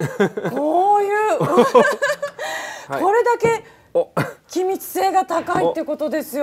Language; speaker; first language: Japanese; native; Japanese